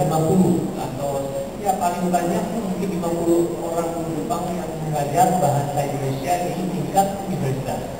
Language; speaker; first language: Indonesian; non-native, fluent; Japanese